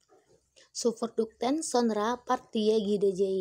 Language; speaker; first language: Turkish; non-native, learner; Indonesian